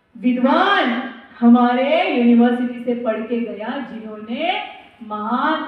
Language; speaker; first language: Hindi; non-native, local second language; Marathi